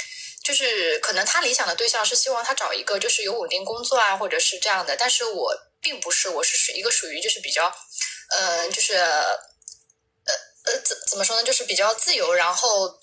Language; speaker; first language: Chinese; native; Chinese